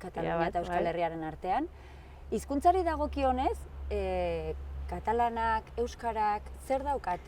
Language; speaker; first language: Basque; native; Basque